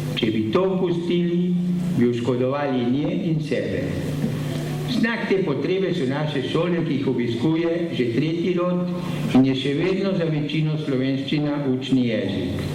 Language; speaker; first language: Slovenian; early bilingual, heritage; Slovenian